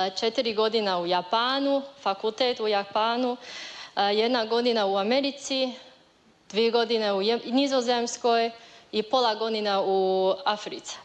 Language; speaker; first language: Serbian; non-native, learner; Chinese